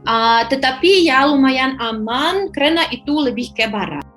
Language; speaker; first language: Indonesian; non-native, fluent; Ukrainian